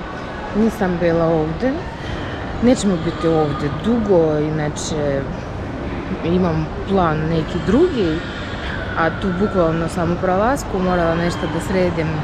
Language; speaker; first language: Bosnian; non-native, learner; Ukrainian